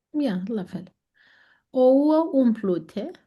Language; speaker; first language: Romanian; non-native, learner; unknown